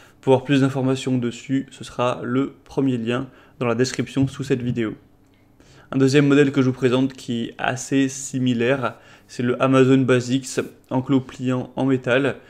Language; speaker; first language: French; native; French